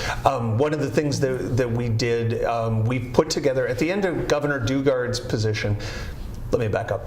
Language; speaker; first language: English; native; English